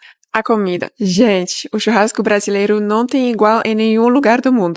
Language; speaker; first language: Portuguese; non-native, fluent; Polish